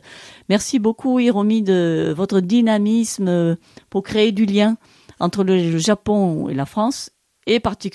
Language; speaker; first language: French; native; French